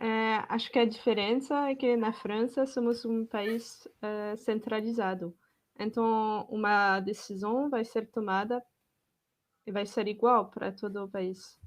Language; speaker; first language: Portuguese; non-native, fluent; French